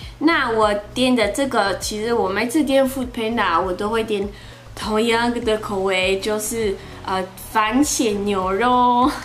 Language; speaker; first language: Chinese; non-native, fluent; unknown